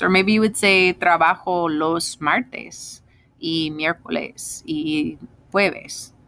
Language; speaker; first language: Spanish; non-native, fluent; English